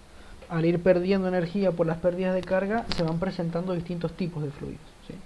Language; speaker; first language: Spanish; native; Spanish